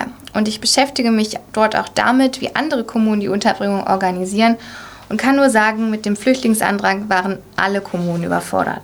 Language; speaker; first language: German; native; German